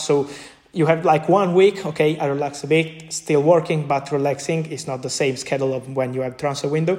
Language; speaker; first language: English; non-native, fluent; Italian